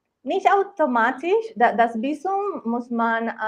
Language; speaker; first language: German; non-native, learner; Spanish